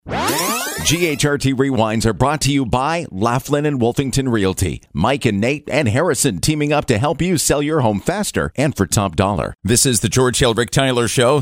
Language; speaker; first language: English; native; English